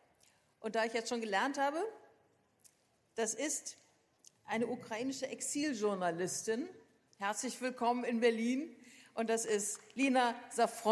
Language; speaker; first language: German; native; German